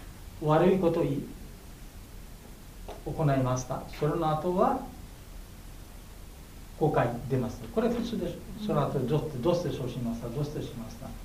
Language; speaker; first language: Japanese; non-native, fluent; Bangla